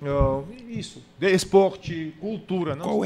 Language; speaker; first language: Portuguese; non-native, learner; Georgian